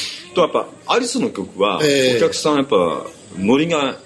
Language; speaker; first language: Japanese; native; Japanese